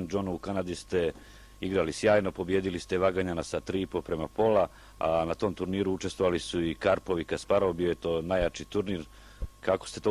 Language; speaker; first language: Bosnian; native; Bosnian